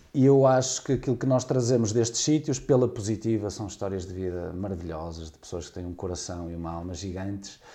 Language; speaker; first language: Portuguese; native; Portuguese